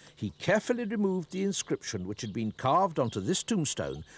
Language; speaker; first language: English; native; English